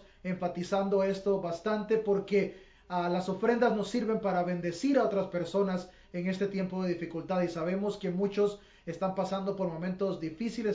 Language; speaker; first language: Spanish; native; Spanish